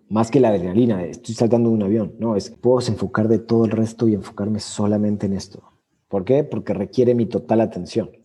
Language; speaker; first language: Spanish; native; Spanish